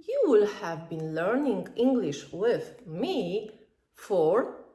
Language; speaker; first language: English; non-native, fluent; Polish